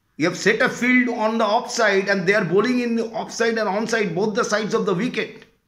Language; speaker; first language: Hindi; non-native, local second language; Bangla